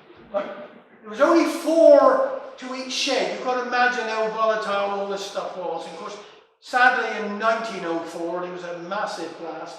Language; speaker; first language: English; native; English